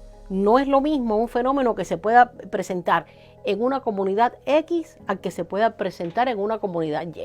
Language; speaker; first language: Spanish; native; Spanish